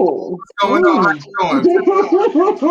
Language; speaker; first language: English; native; English